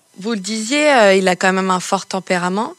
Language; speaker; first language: French; native; French